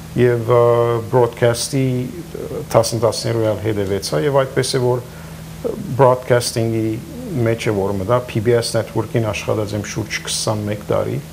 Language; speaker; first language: Armenian; native; Armenian